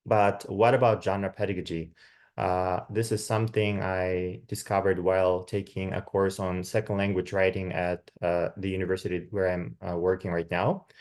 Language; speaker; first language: English; non-native, fluent; Kazakh